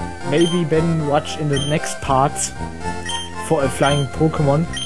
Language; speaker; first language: English; non-native, learner; German